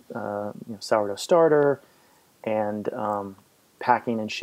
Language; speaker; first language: English; native; English